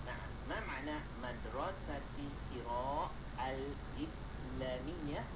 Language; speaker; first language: Arabic; non-native, fluent; Malay